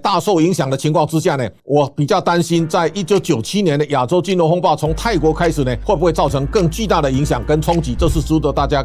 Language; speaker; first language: Chinese; native; Chinese